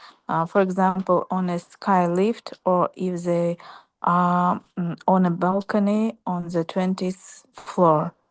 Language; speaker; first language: English; non-native, learner; Russian